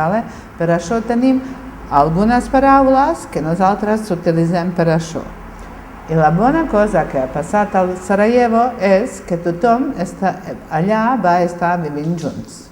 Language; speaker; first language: Catalan; non-native, fluent; Bosnian